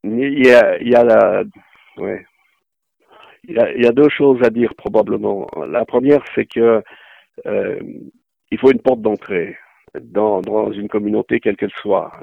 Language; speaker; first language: French; native; French